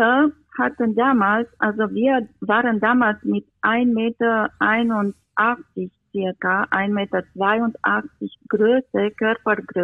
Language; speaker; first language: German; non-native, fluent; Romanian